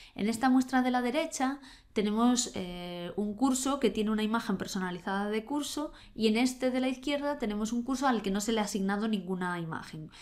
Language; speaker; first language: Spanish; native; Spanish